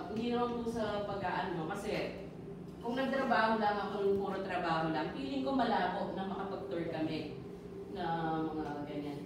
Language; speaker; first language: Filipino; non-native, local second language; Pampanga